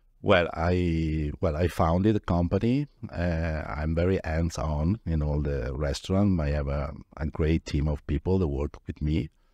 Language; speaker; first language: English; non-native, fluent; Italian